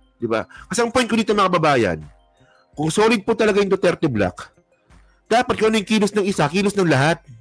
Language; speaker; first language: Filipino; non-native, local second language; Hiligaynon